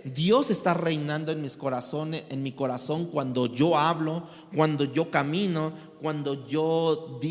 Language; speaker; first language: Spanish; native; Spanish